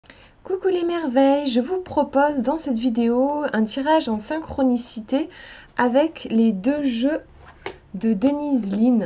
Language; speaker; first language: French; native; French